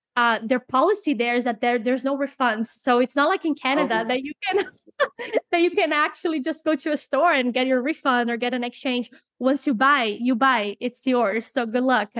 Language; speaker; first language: English; non-native, fluent; Portuguese